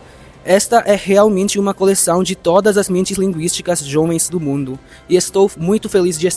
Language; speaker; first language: Portuguese; non-native, fluent; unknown